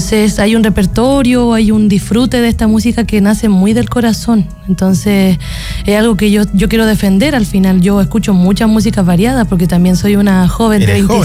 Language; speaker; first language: Spanish; native; Spanish